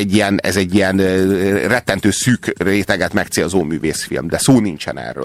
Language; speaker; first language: Hungarian; native; Hungarian